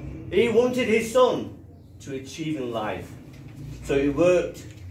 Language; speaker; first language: English; early bilingual, other home language; Punjabi